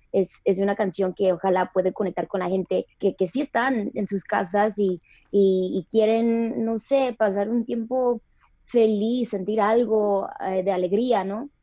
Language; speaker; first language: Spanish; early bilingual, other home language; English